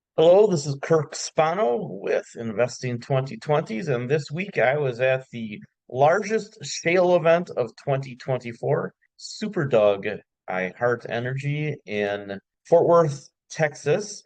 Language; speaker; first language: English; native; English